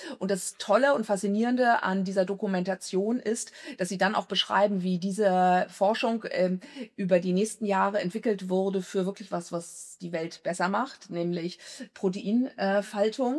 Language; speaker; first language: German; native; German